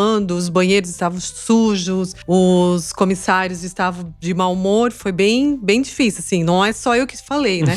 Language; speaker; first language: Portuguese; native; Portuguese